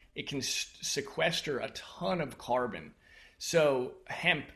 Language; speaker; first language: English; native; English